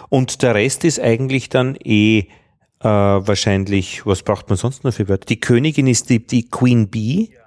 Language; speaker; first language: German; native; German